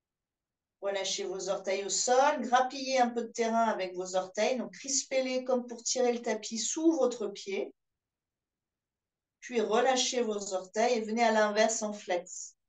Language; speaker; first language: French; native; French